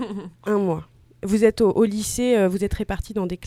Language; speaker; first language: French; native; French